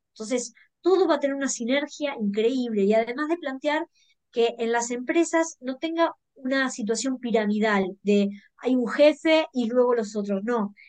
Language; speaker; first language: Spanish; native; Spanish